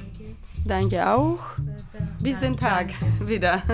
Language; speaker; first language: German; non-native, fluent; Greek